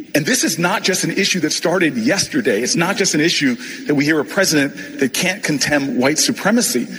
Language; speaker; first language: English; native; English